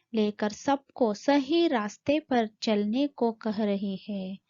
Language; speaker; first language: Hindi; non-native, local second language; Kannada